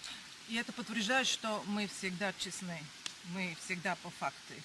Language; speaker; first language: Russian; non-native, learner; Bulgarian